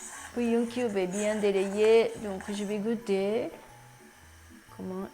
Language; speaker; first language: French; non-native, learner; Japanese